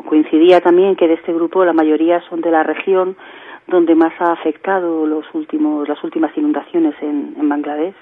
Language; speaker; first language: Spanish; native; Spanish